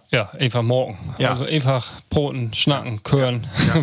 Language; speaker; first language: German; non-native, local second language; Low German